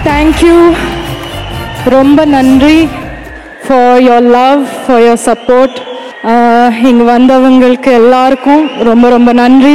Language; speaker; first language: Tamil; non-native, fluent; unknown